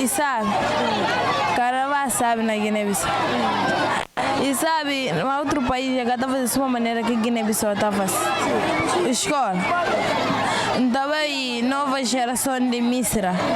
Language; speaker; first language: Portuguese; non-native, local second language; Upper Guinea Crioulo